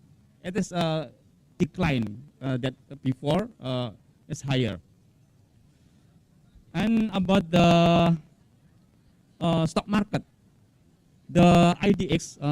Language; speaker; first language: English; non-native, fluent; Indonesian